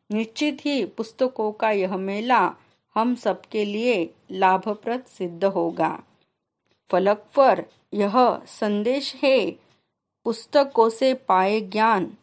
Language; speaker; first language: Hindi; non-native, local second language; Marathi